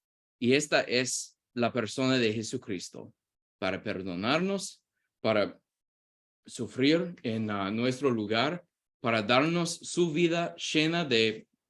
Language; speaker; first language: Spanish; non-native, fluent; English